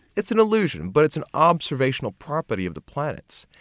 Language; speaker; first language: English; native; English